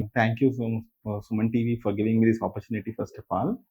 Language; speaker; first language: English; non-native, local second language; Telugu